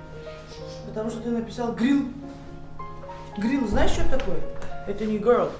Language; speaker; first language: Russian; non-native, local second language; Uzbek